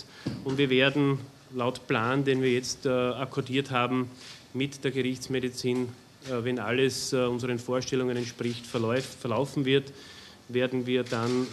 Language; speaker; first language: German; native; German